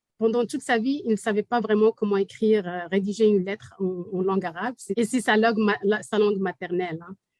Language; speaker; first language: French; non-native, local second language; Arabic